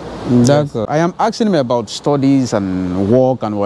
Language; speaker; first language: English; non-native, fluent; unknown